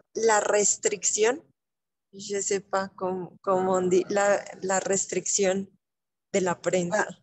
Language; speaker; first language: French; non-native, learner; Spanish